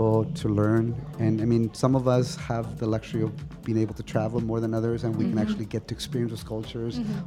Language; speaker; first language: English; non-native, fluent; Spanish